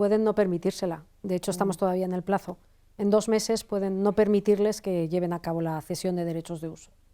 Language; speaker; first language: Spanish; native; Spanish